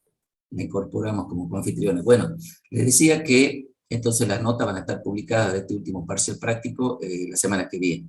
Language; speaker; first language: Spanish; native; Spanish